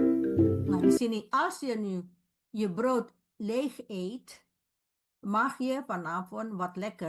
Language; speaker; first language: Dutch; non-native, fluent; Indonesian